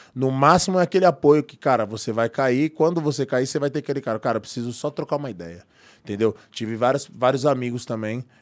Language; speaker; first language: Portuguese; native; Portuguese